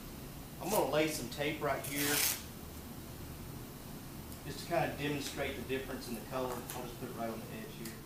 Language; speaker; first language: English; native; English